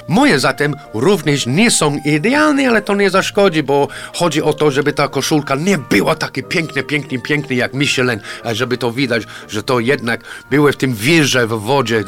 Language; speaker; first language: Polish; non-native, fluent; English